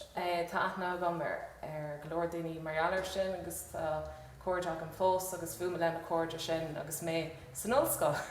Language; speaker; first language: Irish; non-native, local second language; English